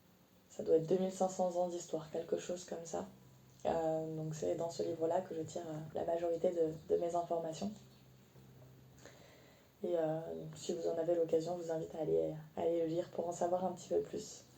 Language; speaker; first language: French; native; French